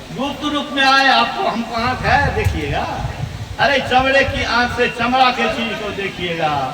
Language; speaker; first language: Hindi; native; Hindi